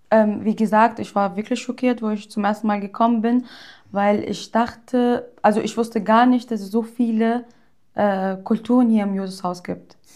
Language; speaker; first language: German; early bilingual, other home language; Arabic